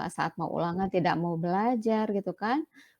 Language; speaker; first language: Indonesian; non-native, local second language; Sundanese